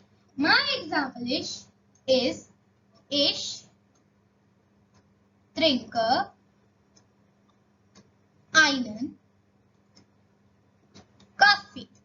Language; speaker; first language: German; non-native, learner; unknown